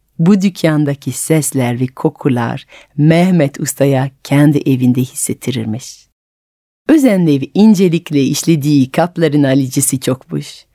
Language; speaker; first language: Turkish; non-native, fluent; French